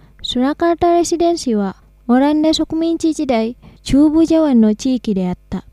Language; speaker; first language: Japanese; non-native, fluent; Indonesian